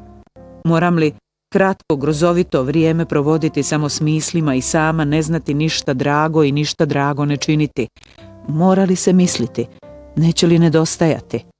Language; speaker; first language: Bosnian; native; Bosnian